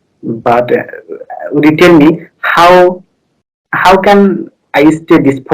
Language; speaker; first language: English; non-native, learner; Bangla